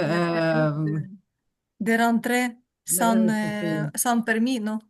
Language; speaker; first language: French; non-native, learner; Ukrainian